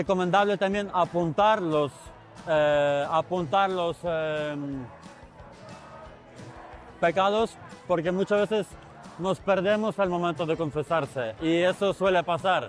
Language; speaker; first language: Spanish; non-native, fluent; Ukrainian